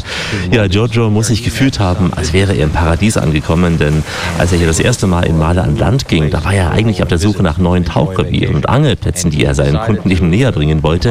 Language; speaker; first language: German; native; German